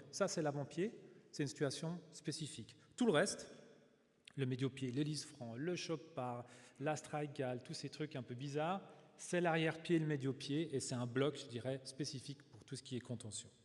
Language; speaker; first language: French; native; French